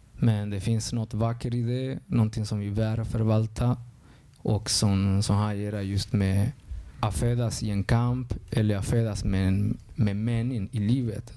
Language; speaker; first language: Swedish; early bilingual, other home language; Spanish